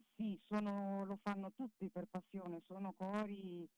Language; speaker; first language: Italian; native; Italian